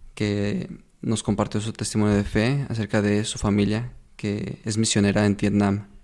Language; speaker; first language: Spanish; native; Spanish